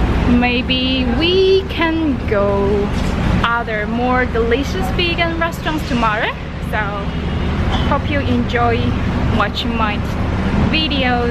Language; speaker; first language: English; non-native, learner; Korean